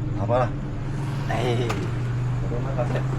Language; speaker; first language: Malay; non-native, local second language; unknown